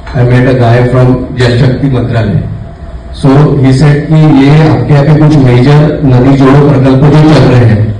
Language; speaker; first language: Hindi; non-native, local second language; Marathi